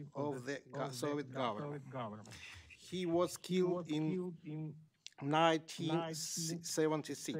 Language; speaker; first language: English; non-native, learner; Russian